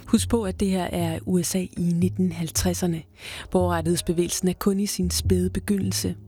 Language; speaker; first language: Danish; native; Danish